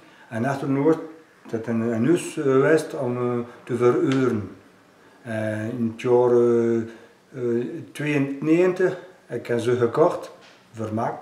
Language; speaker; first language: Dutch; non-native, local second language; French